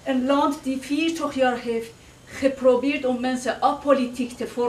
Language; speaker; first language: Dutch; non-native, fluent; Persian